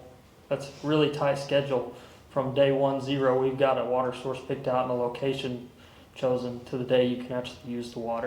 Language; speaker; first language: English; native; English